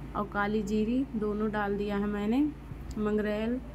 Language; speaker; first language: Hindi; native; Hindi